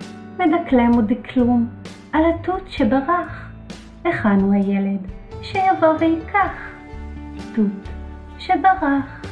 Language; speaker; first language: Hebrew; native; Hebrew